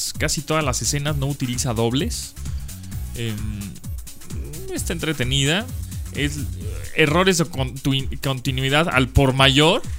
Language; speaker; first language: Spanish; native; Spanish